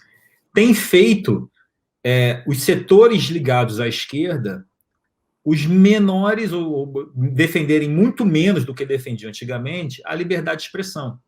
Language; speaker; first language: Portuguese; native; Portuguese